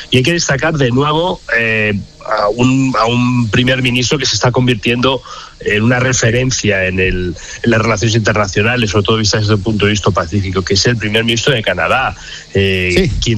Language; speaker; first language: Spanish; native; Spanish